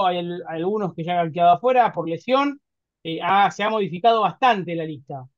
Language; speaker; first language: Spanish; native; Spanish